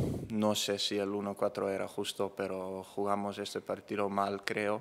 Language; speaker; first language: Spanish; non-native, fluent; Dutch